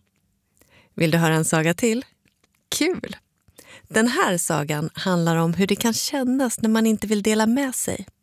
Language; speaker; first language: Swedish; native; Swedish